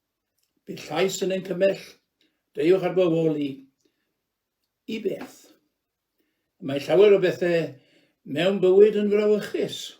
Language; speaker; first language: Welsh; native; Welsh